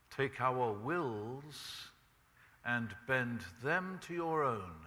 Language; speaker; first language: English; native; English